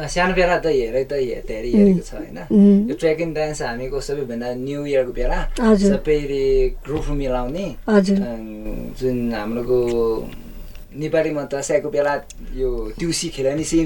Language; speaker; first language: Nepali; non-native, learner; Chinese